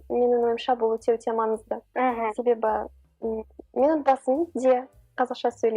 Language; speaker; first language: Kazakh; non-native, local second language; Russian